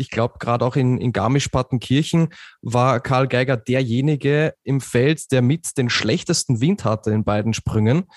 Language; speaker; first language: German; native; German